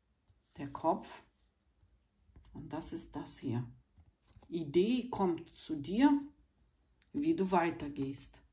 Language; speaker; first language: German; non-native, fluent; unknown